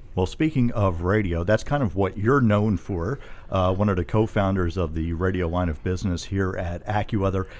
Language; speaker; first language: English; native; English